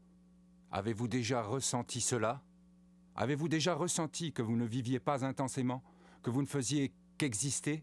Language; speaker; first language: French; native; French